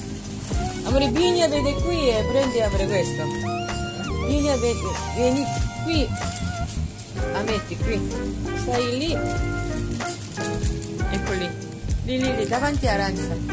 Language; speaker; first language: Italian; non-native, learner; Korean